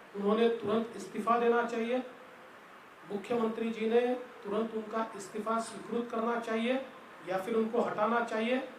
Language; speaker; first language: Hindi; non-native, local second language; Marathi